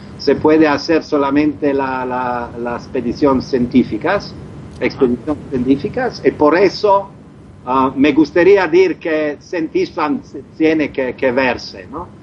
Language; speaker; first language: Spanish; non-native, learner; Croatian